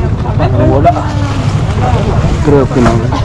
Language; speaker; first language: Spanish; non-native, learner; Filipino